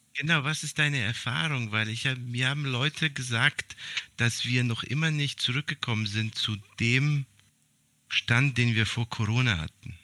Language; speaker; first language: German; early bilingual, other home language; Serbian